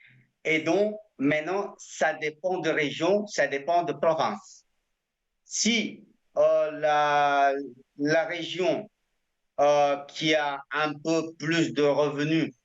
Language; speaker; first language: French; non-native, fluent; Indonesian